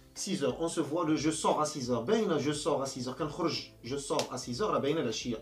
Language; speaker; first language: French; non-native, local second language; Arabic